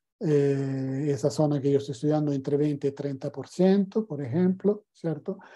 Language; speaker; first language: Spanish; non-native, fluent; Italian